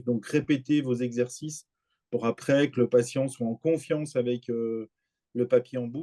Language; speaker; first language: French; native; French